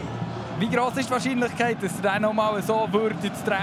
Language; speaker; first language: German; native; German